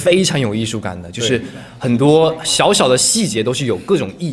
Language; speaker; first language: Chinese; native; Chinese